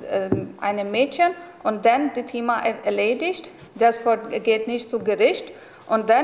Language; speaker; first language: German; non-native, learner; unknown